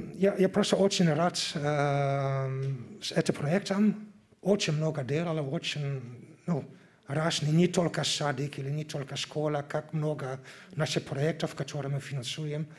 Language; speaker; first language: Russian; non-native, learner; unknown